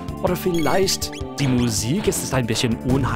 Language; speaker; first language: German; non-native, fluent; English